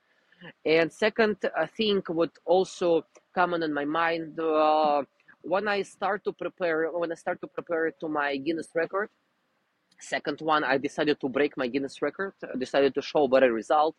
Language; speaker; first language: English; non-native, fluent; Russian